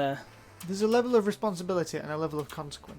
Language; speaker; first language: English; native; English